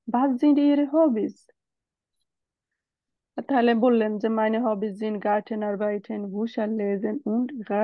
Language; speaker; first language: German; non-native, fluent; Bangla